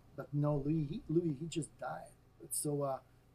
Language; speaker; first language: English; non-native, fluent; Russian